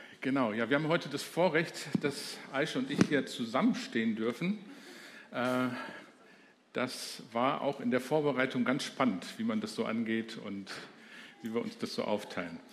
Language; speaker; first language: German; native; German